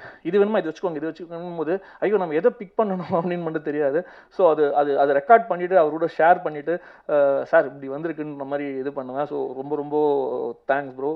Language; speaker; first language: Tamil; native; Tamil